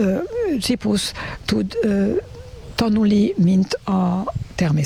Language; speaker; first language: Hungarian; non-native, learner; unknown